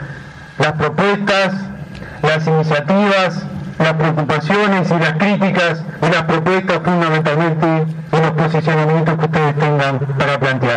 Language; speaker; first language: Spanish; native; Spanish